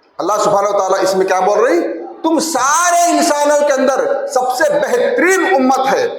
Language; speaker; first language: Urdu; non-native, local second language; Telugu